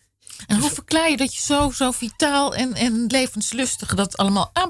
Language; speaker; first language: Dutch; native; Dutch